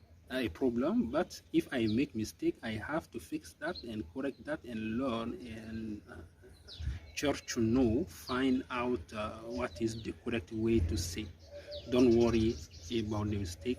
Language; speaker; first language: English; non-native, learner; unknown